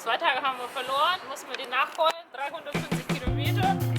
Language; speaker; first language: German; non-native, fluent; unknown